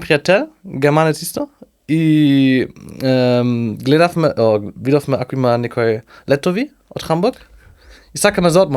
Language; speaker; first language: Macedonian; non-native, learner; German